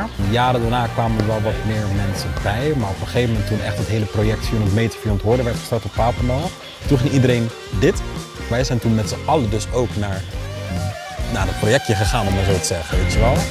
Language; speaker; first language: Dutch; native; Dutch